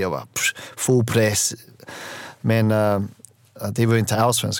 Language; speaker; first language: Swedish; non-native, learner; English